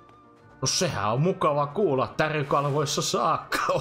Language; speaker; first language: Finnish; native; Finnish